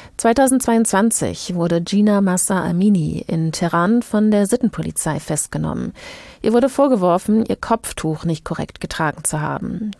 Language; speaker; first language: German; native; German